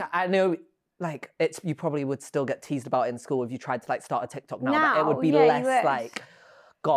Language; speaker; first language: English; native; English